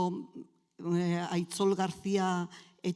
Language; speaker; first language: Basque; native; Basque